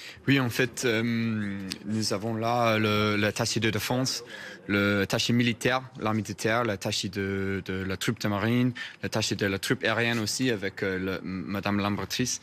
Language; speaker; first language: French; non-native, fluent; English